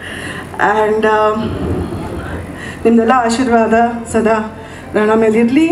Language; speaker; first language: Kannada; native; Kannada